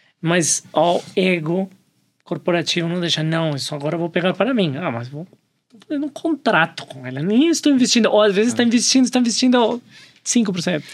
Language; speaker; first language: Portuguese; non-native, fluent; Spanish